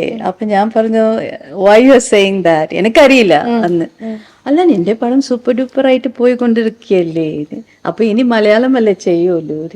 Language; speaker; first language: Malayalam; non-native, fluent; Tamil